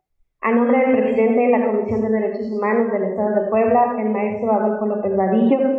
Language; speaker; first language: Spanish; native; Spanish